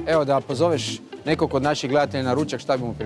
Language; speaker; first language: Croatian; native; Croatian